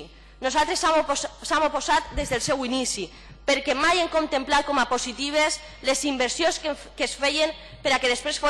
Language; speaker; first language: Catalan; native; Catalan